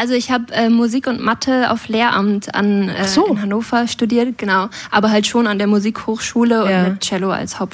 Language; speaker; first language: German; native; German